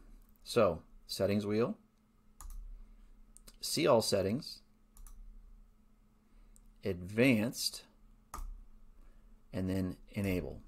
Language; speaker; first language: English; native; English